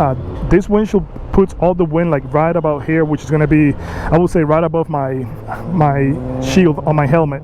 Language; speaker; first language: English; native; English